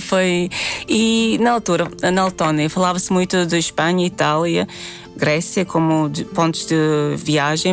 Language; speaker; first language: Portuguese; non-native, fluent; Latvian